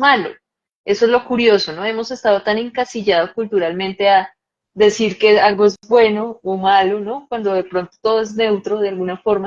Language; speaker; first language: Spanish; native; Spanish